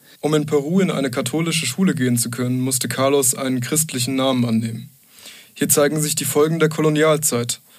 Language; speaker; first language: German; native; German